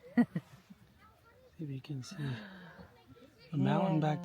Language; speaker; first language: English; native; English